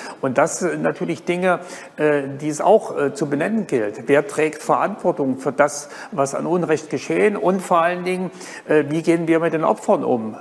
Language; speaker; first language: German; native; German